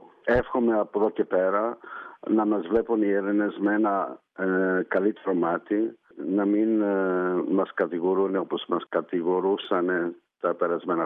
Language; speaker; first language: Greek; early bilingual, heritage; Greek